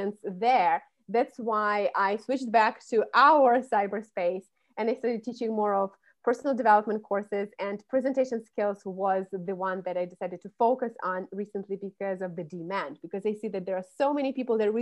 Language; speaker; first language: English; non-native, fluent; Russian